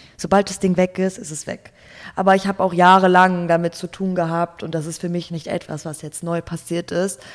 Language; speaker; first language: German; native; German